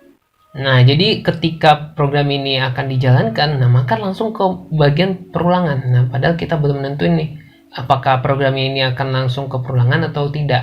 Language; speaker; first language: Indonesian; native; Indonesian